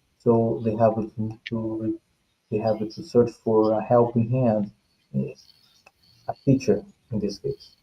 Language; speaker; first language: English; non-native, fluent; Portuguese